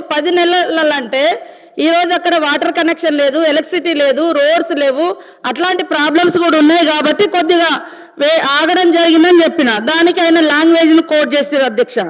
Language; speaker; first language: Telugu; native; Telugu